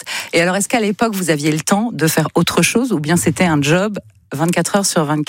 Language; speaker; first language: French; native; French